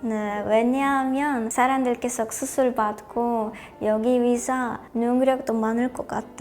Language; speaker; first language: Korean; non-native, learner; Polish